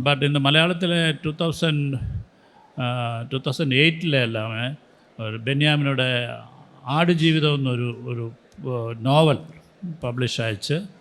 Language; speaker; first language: Tamil; non-native, local second language; Malayalam